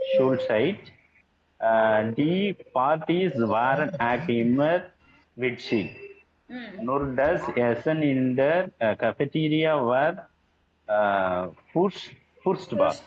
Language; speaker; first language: German; non-native, learner; Tamil